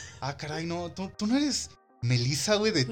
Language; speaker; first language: Spanish; native; Spanish